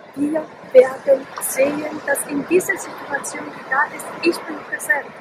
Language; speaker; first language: German; non-native, fluent; Polish